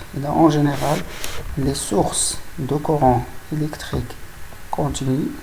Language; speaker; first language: French; non-native, local second language; Arabic